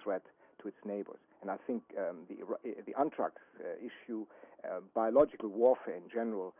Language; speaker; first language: English; non-native, fluent; German